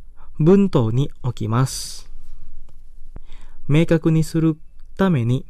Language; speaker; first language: Japanese; non-native, fluent; Indonesian